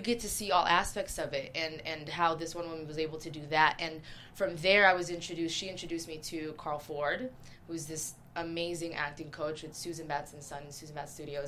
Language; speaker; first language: English; native; English